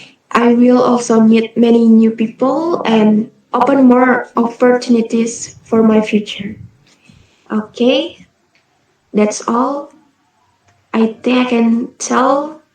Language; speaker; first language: English; non-native, learner; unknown